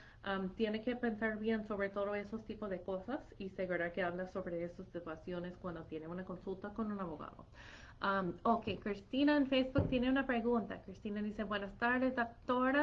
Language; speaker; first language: Spanish; non-native, fluent; English